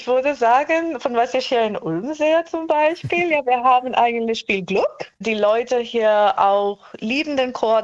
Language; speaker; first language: German; non-native, fluent; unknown